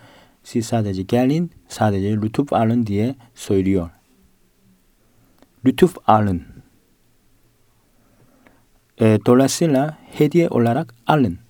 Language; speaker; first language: Turkish; non-native, fluent; Korean